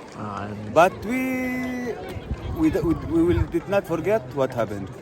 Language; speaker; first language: English; non-native, learner; Arabic